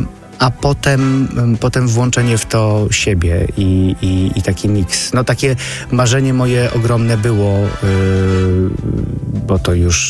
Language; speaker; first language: Polish; native; Polish